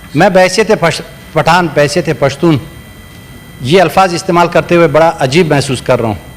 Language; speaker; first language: Urdu; non-native, local second language; Pashto